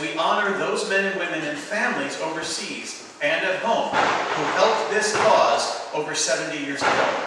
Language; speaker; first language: English; native; English